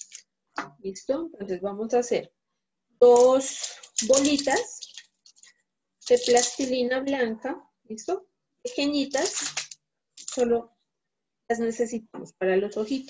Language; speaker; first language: Spanish; native; Spanish